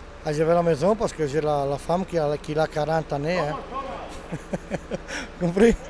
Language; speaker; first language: French; non-native, learner; Italian